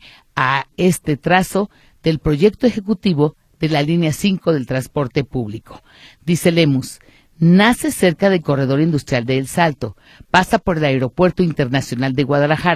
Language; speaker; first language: Spanish; native; Spanish